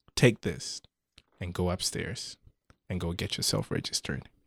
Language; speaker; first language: English; non-native, local second language; Akan